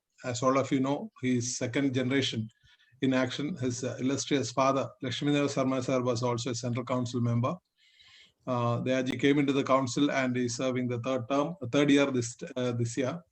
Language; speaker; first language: English; non-native, local second language; Malayalam